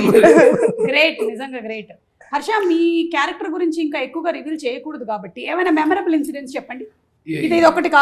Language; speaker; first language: Telugu; native; Telugu